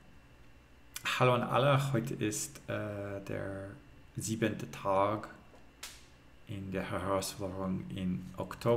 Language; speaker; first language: German; non-native, learner; English